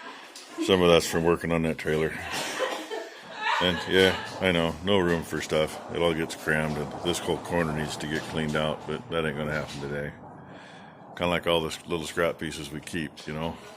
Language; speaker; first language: English; native; English